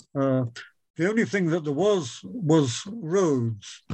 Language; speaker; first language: English; native; English